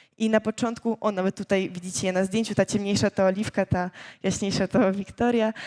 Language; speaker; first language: Polish; early bilingual, other home language; Ukrainian